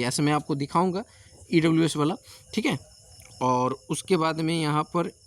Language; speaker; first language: Hindi; native; Hindi